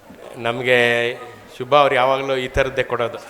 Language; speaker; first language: Kannada; native; Kannada